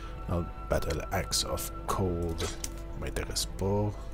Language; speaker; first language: French; native; French